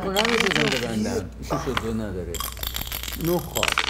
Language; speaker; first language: Persian; native; Persian